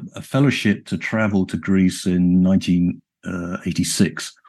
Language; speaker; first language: English; native; English